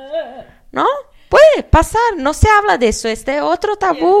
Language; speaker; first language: Spanish; non-native, fluent; Portuguese